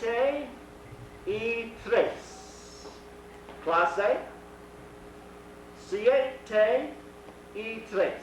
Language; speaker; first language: Spanish; non-native, fluent; English